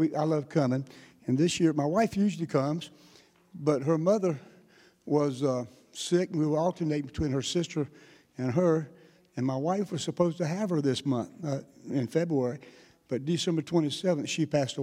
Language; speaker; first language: English; native; English